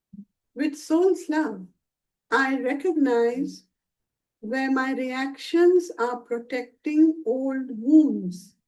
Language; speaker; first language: English; non-native, local second language; Hindi